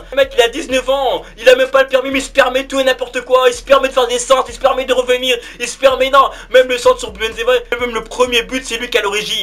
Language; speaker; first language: French; native; French